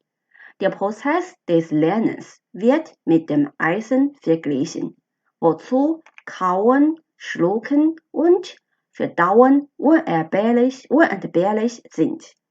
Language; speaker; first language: German; non-native, fluent; Chinese